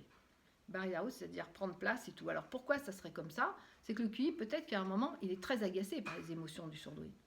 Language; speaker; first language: French; native; French